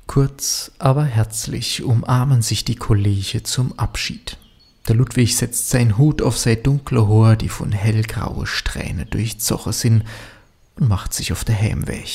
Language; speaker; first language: German; native; German